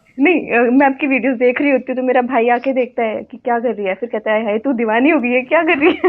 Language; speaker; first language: Hindi; native; Hindi